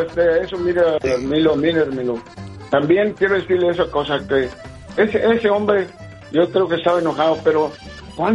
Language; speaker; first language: Spanish; early bilingual, heritage; Spanish